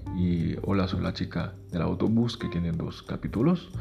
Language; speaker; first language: Spanish; non-native, fluent; Haitian Creole